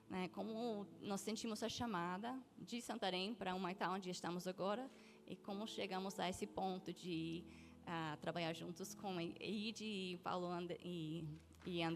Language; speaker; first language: Portuguese; non-native, fluent; English